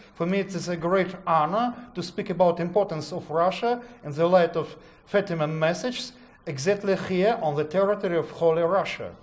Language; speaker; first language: English; non-native, fluent; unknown